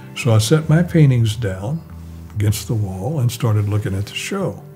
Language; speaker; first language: English; native; English